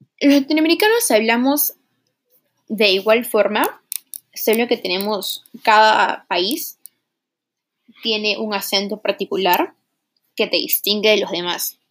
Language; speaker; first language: Spanish; early bilingual, heritage; Spanish